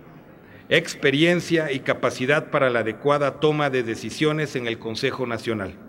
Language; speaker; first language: Spanish; native; Spanish